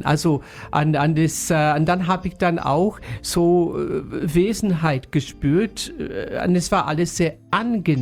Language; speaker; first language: German; non-native, fluent; English